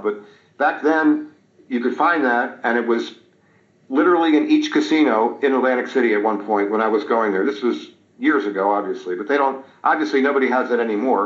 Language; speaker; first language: English; native; English